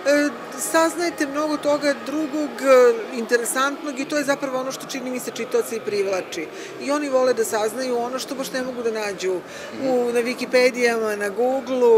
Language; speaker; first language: Serbian; native; Serbian